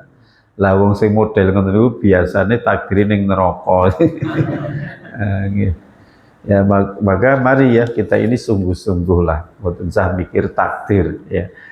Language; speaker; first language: Indonesian; non-native, local second language; Javanese